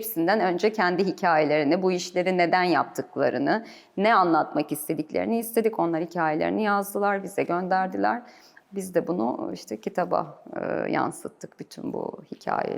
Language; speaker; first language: Turkish; native; Turkish